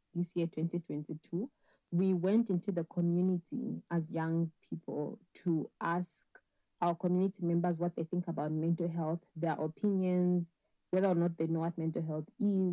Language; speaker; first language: English; non-native, local second language; Bemba